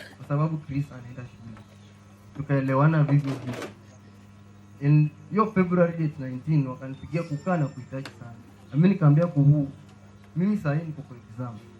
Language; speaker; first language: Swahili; non-native, local second language; Luyia